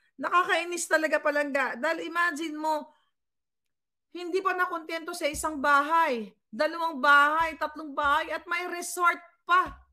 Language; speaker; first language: Filipino; non-native, local second language; Cebuano